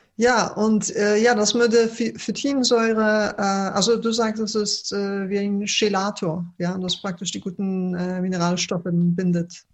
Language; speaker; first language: German; early bilingual, other home language; Polish